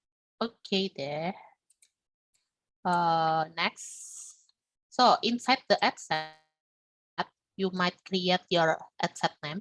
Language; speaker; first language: English; non-native, learner; Indonesian